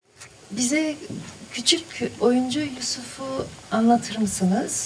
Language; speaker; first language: Turkish; early bilingual, heritage; Turkish